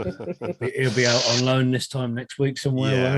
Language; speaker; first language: English; native; English